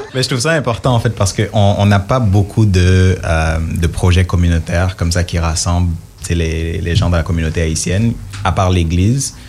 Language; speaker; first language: French; native; French